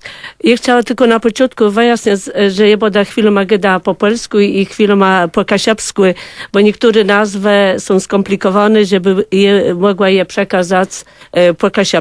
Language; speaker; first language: Polish; non-native, local second language; Kashubian